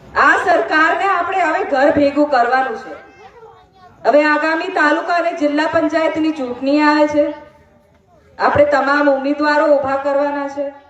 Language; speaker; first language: Gujarati; non-native, local second language; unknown